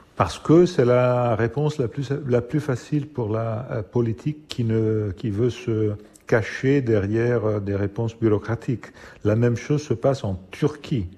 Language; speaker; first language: French; non-native, fluent; Italian